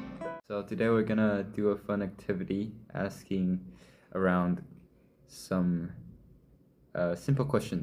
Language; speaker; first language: English; non-native, fluent; Chinese